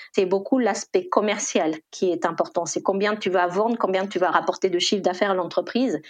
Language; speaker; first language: French; non-native, fluent; Spanish